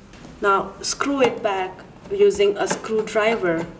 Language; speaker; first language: English; non-native, learner; Chinese